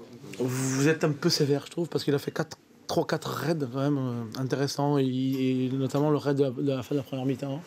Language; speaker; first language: French; native; French